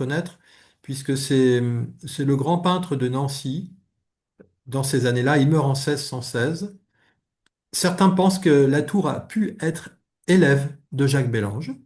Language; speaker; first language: French; native; French